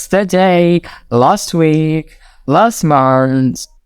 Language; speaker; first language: English; non-native, fluent; Indonesian